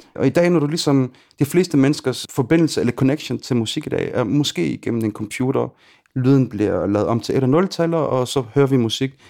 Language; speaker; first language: Danish; early bilingual, other home language; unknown